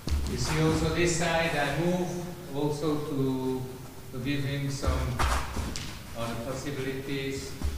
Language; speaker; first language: English; non-native, learner; German